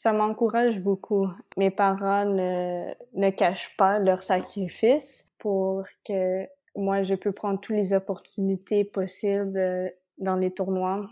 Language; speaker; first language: French; non-native, local second language; Spanish